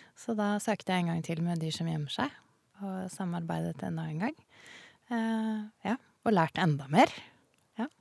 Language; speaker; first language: Norwegian; native; Norwegian